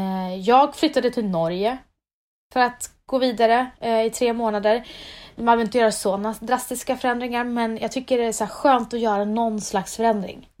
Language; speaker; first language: Swedish; native; Swedish